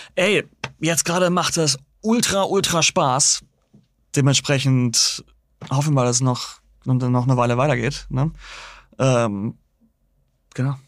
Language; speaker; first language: German; native; German